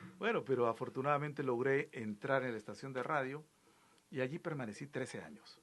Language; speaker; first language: Spanish; native; Spanish